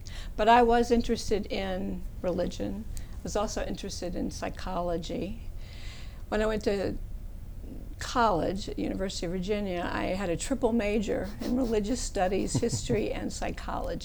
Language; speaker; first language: English; native; English